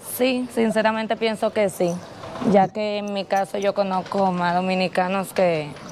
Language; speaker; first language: Spanish; native; Spanish